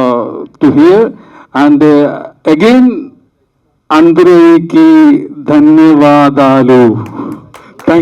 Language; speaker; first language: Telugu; non-native, learner; Malayalam